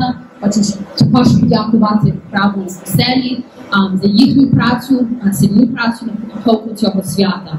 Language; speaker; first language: Ukrainian; early bilingual, heritage; Ukrainian